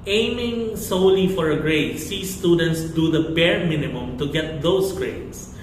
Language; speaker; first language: English; non-native, local second language; Filipino